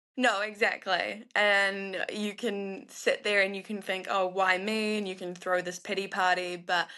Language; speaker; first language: English; native; English